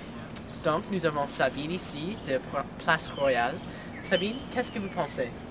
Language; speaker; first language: French; non-native, learner; English